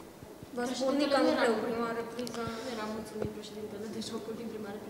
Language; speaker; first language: Romanian; native; Romanian